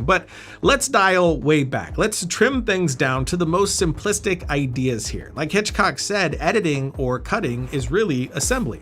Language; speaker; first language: English; native; English